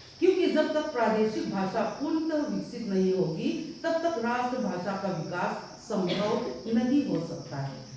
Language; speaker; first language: Hindi; non-native, local second language; Mizo